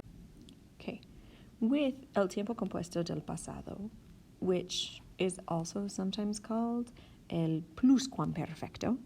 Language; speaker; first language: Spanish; non-native, fluent; English